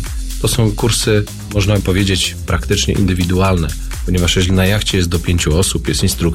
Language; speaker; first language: Polish; native; Polish